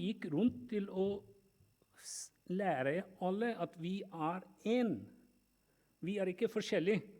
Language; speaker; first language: Norwegian; non-native, fluent; Punjabi